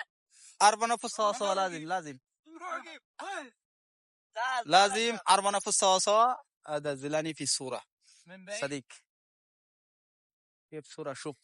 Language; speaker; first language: Arabic; non-native, learner; Bangla